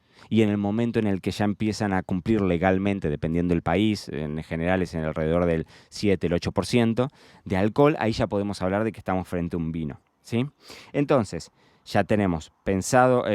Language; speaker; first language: Spanish; native; Spanish